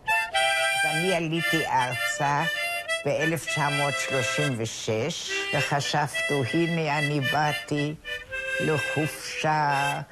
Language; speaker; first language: Hebrew; non-native, fluent; German